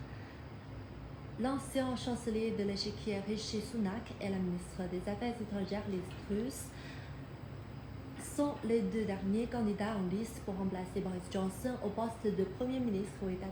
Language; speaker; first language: French; non-native, fluent; Chinese